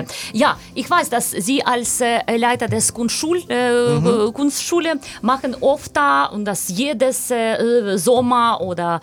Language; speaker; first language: German; non-native, learner; Ukrainian